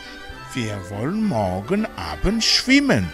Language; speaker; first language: German; non-native, fluent; Rundi